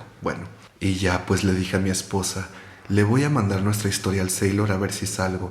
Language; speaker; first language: Spanish; native; Spanish